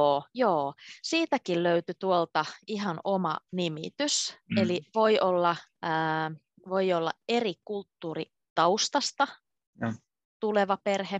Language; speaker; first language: Finnish; native; Finnish